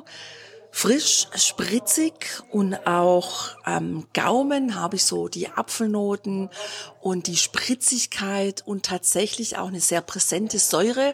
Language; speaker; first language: German; native; German